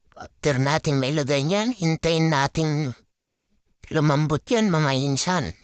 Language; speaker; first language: Filipino; non-native, local second language; Bikol